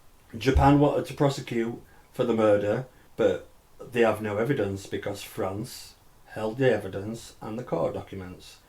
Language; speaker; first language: English; native; English